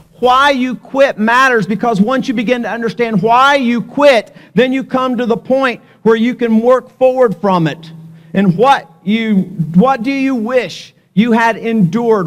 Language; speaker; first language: English; native; English